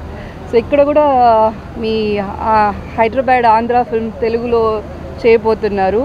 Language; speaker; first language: Telugu; non-native, local second language; Tamil